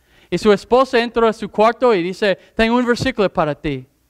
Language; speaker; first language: Spanish; non-native, fluent; English